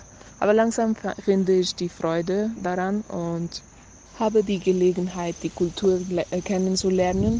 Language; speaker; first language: German; non-native, learner; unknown